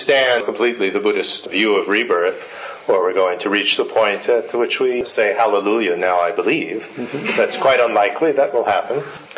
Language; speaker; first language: English; native; English